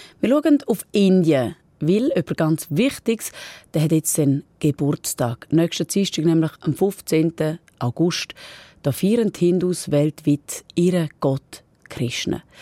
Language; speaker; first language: German; native; German